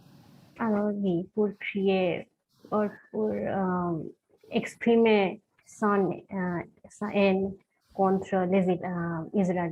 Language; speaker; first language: French; non-native, fluent; Bangla